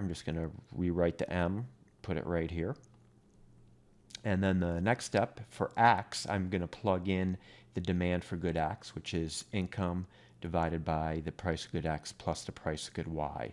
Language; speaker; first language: English; native; English